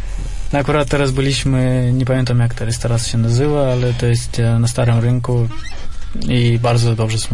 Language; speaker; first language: Polish; non-native, fluent; Russian